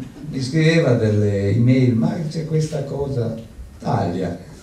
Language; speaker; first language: Italian; native; Italian